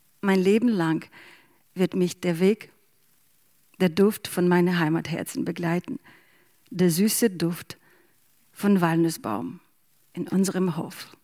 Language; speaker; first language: German; non-native, fluent; Ukrainian